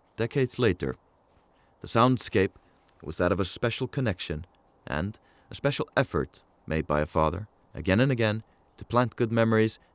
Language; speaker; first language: English; non-native, fluent; Icelandic